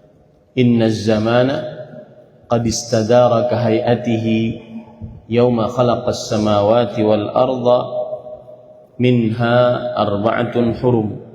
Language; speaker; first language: Arabic; non-native, fluent; Indonesian